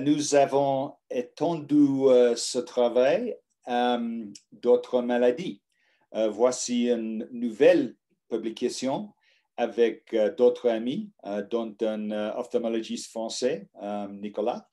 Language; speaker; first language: French; non-native, learner; English